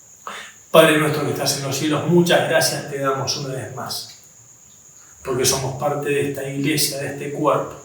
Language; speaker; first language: Spanish; native; Spanish